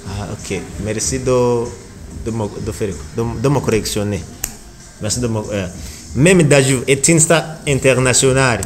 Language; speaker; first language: French; non-native, learner; Rundi